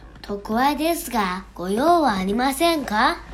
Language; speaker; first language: Japanese; non-native, learner; Chinese